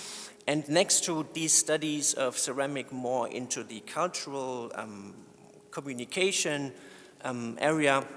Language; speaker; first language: English; non-native, fluent; German